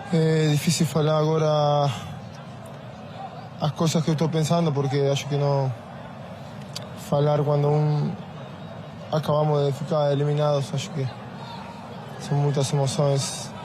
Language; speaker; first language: Portuguese; non-native, fluent; Spanish